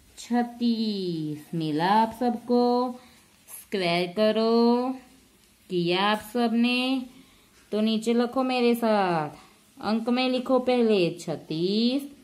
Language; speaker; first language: Hindi; non-native, local second language; Gujarati